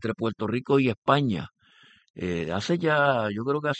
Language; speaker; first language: Spanish; native; Spanish